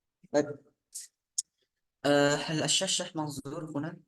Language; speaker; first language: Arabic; non-native, fluent; Indonesian